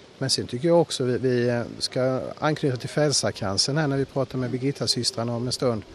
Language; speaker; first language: Swedish; native; Swedish